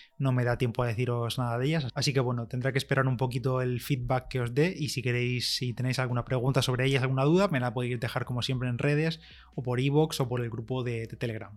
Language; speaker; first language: Spanish; native; Spanish